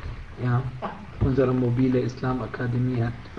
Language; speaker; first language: German; non-native, fluent; Arabic